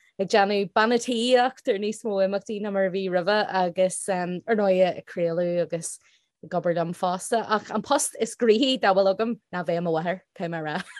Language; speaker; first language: Irish; non-native, local second language; English